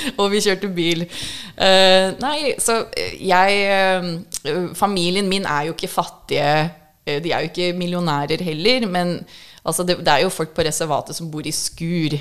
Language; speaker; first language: Norwegian; early bilingual, other home language; English